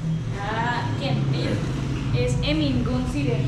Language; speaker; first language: Spanish; native; Spanish